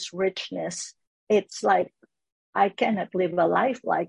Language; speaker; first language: English; non-native, local second language; Filipino